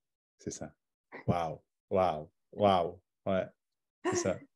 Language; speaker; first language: French; native; French